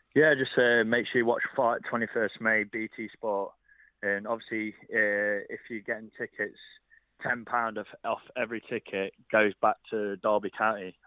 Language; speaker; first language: English; native; English